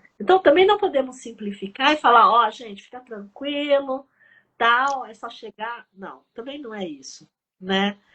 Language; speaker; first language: Portuguese; early bilingual, other home language; Chinese